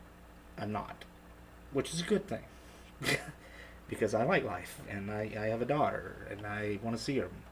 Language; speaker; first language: English; native; English